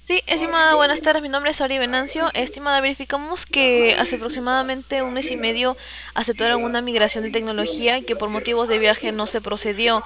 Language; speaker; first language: Spanish; native; Spanish